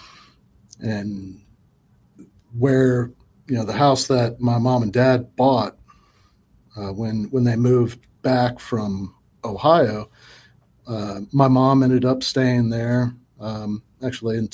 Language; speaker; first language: English; native; English